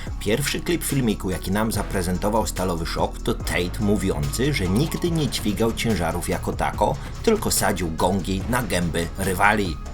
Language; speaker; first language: Polish; native; Polish